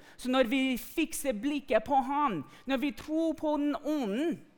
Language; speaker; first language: Norwegian; non-native, fluent; English